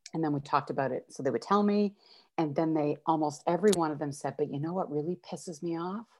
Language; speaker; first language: English; native; English